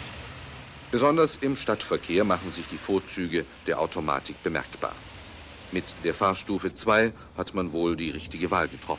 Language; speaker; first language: German; native; German